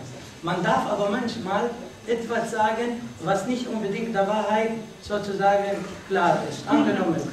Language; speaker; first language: German; non-native, fluent; Arabic